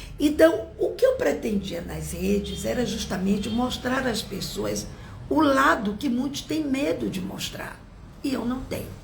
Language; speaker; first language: Portuguese; native; Portuguese